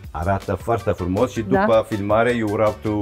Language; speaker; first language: Romanian; non-native, learner; Turkish